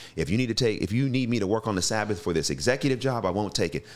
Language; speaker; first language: English; native; English